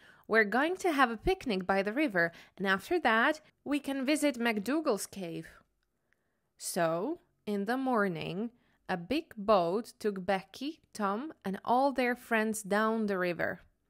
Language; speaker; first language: English; non-native, fluent; Slovak